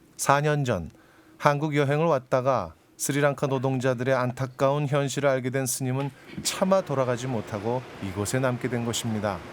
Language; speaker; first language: Korean; native; Korean